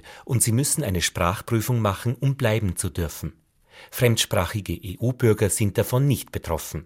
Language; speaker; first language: German; native; German